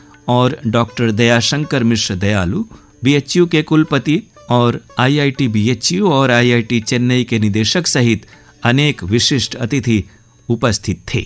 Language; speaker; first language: Hindi; native; Hindi